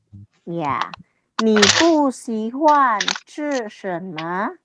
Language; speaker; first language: Chinese; non-native, fluent; Indonesian